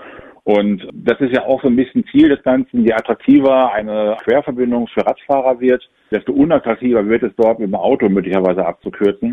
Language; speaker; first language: German; native; German